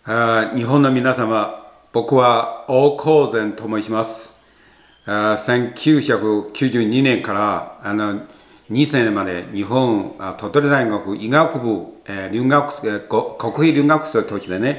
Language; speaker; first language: Japanese; non-native, learner; Chinese